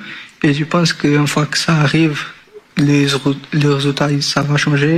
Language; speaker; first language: French; non-native, learner; Portuguese